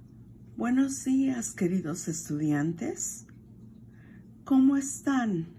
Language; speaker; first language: Spanish; non-native, fluent; English